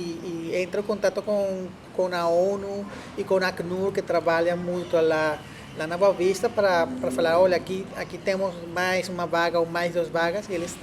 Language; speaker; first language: Portuguese; non-native, fluent; Spanish